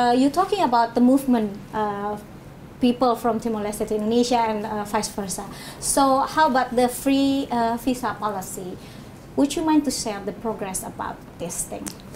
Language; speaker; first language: English; non-native, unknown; Indonesian